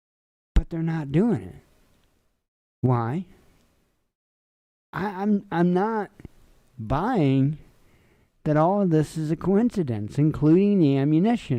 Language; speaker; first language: English; native; English